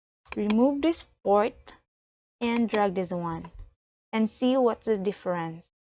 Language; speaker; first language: English; non-native, learner; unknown